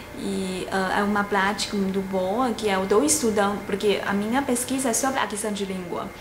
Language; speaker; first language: Portuguese; non-native, fluent; Chinese